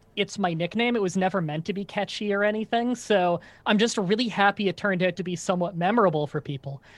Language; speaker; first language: English; native; English